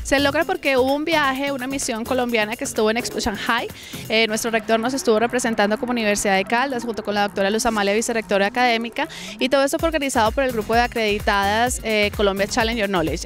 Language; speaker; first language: Spanish; native; Spanish